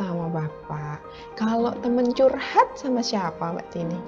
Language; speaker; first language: Indonesian; native; Indonesian